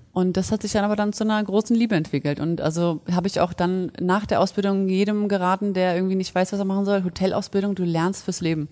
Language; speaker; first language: German; early bilingual, other home language; Polish